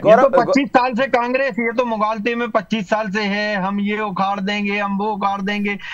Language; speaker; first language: Hindi; native; Hindi